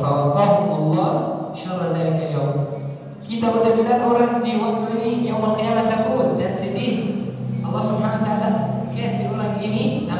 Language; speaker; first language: Indonesian; non-native, learner; Arabic